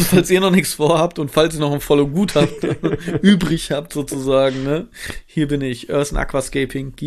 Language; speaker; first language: German; native; German